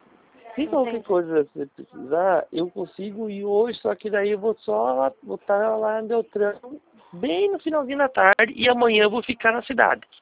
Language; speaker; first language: Portuguese; native; Portuguese